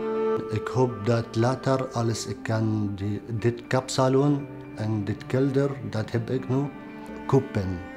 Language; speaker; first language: Dutch; non-native, learner; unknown